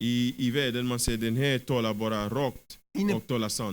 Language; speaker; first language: Swedish; non-native, fluent; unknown